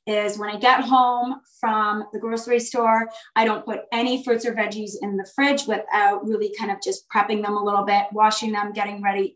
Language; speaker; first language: English; native; English